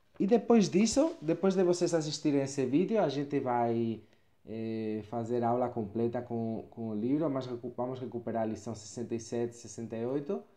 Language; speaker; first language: Portuguese; non-native, fluent; Spanish